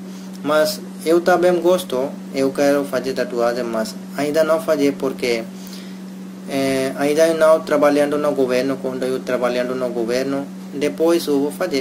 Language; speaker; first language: Portuguese; non-native, learner; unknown